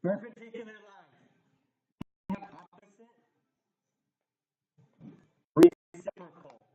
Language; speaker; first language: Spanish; non-native, learner; English